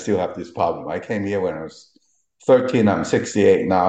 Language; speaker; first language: English; early bilingual, other home language; Cantonese